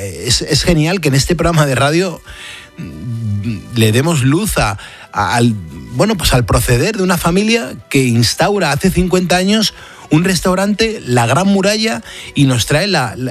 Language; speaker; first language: Spanish; native; Spanish